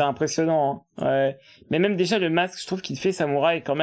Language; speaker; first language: French; native; French